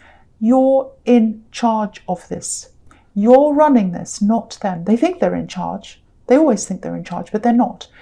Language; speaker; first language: English; native; English